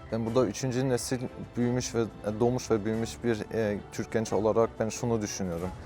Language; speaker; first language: Turkish; early bilingual, heritage; Turkish